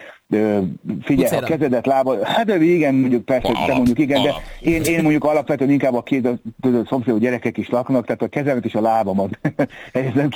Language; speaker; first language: Hungarian; native; Hungarian